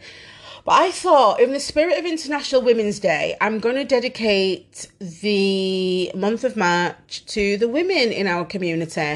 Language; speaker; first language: English; native; English